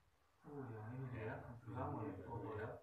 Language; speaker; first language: Indonesian; native; Indonesian